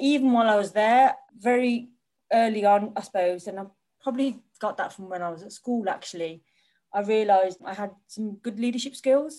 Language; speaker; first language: English; native; English